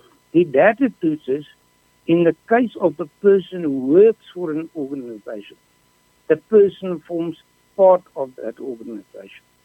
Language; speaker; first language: English; non-native, local second language; Afrikaans